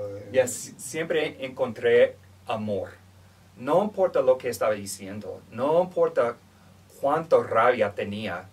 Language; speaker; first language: Spanish; non-native, fluent; English